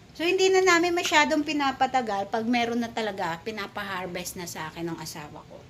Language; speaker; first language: Filipino; native; Filipino